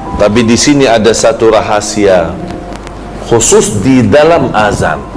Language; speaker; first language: Malay; non-native, fluent; Arabic